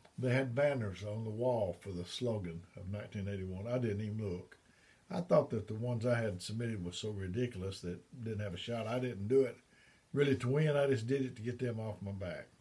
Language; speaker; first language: English; native; English